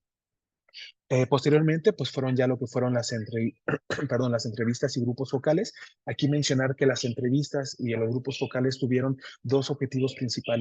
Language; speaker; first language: Spanish; native; Spanish